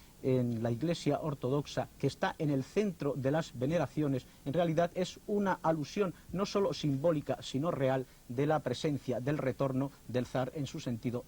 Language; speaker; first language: Spanish; native; Spanish